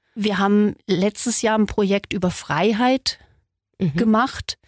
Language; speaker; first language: German; native; German